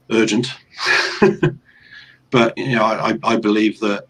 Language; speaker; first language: English; native; English